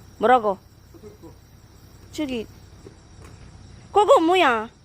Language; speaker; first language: Korean; non-native, fluent; Filipino